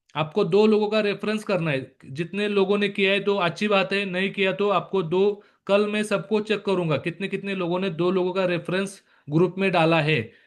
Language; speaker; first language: Hindi; non-native, local second language; Marathi